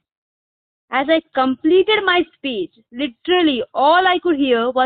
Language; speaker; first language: English; non-native, local second language; Malayalam